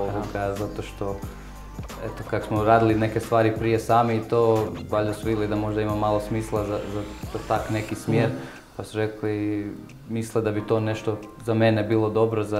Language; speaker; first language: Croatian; early bilingual, heritage; Croatian